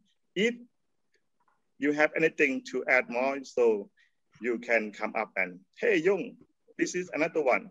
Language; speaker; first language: English; non-native, learner; Thai